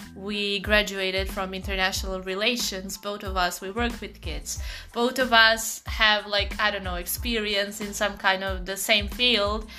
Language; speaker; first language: English; non-native, fluent; Serbian